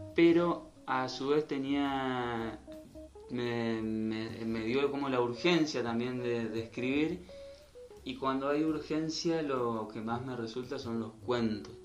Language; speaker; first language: Spanish; native; Spanish